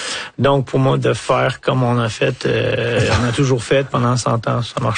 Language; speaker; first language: French; native; French